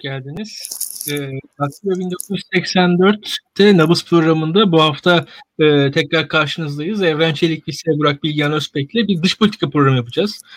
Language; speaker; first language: Turkish; native; Turkish